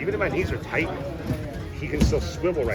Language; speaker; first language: English; native; English